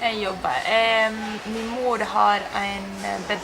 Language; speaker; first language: Norwegian; non-native, fluent; Spanish